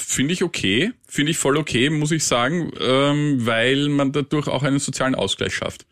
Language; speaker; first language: German; native; German